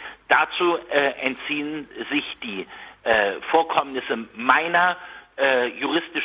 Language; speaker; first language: German; native; German